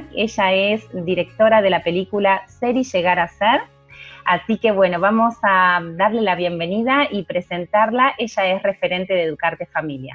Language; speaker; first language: Spanish; native; Spanish